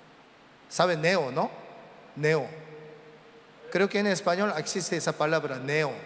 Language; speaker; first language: Spanish; non-native, learner; Korean